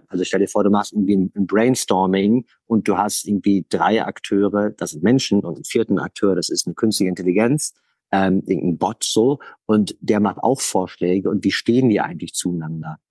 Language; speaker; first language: German; native; German